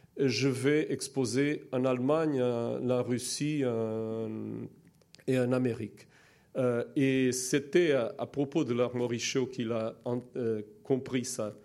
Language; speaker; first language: French; non-native, fluent; Portuguese